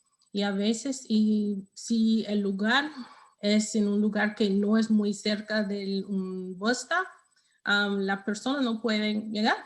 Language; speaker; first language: Spanish; non-native, learner; English